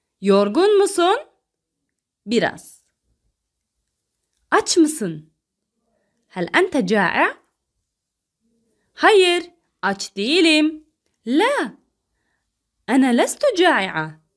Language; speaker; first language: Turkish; non-native, fluent; Arabic